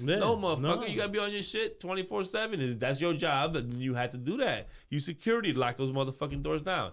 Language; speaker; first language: English; native; English